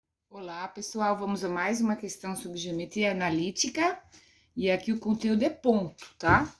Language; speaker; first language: Portuguese; native; Portuguese